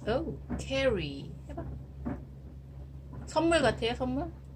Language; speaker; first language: Korean; native; Korean